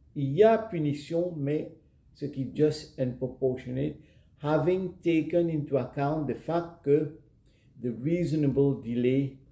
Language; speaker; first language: English; non-native, local second language; Morisyen